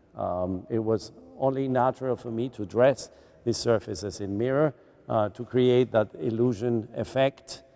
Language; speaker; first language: English; non-native, fluent; Greek